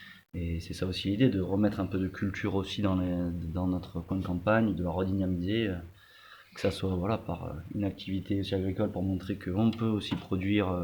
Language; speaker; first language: French; native; French